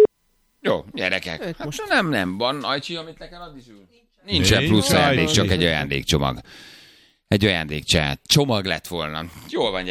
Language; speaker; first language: Hungarian; native; Hungarian